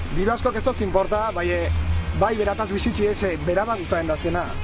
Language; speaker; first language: Basque; native; Basque